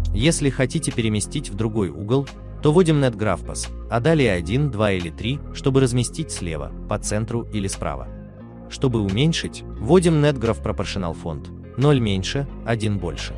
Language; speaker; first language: Russian; native; Russian